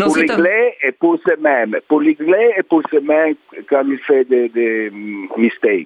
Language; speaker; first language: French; non-native, learner; Italian